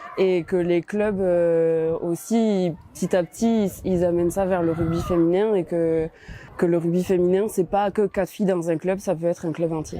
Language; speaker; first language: French; native; French